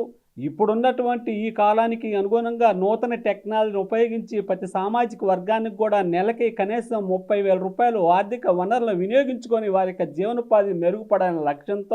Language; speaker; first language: Telugu; native; Telugu